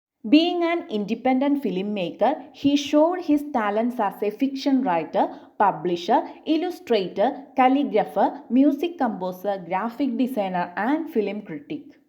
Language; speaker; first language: English; non-native, local second language; Malayalam